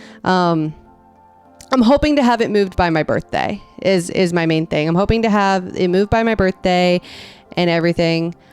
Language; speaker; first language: English; native; English